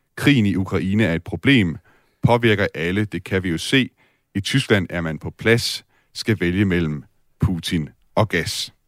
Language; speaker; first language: Danish; native; Danish